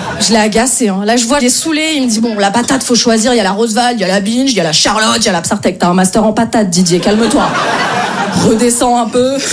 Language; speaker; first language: French; native; French